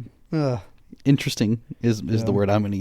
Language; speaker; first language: English; native; English